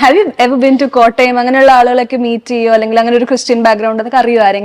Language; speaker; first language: Malayalam; native; Malayalam